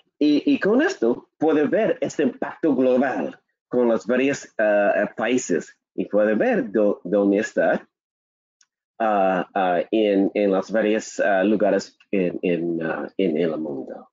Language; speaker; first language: Spanish; non-native, learner; English